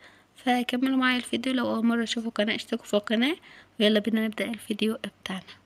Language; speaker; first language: Arabic; native; Arabic